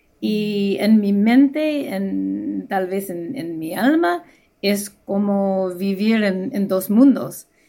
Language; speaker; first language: Spanish; non-native, fluent; English